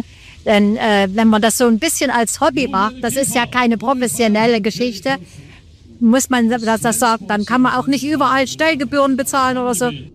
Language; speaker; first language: German; native; German